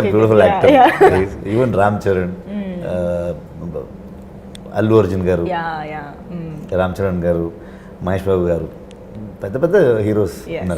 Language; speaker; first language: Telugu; non-native, learner; Kannada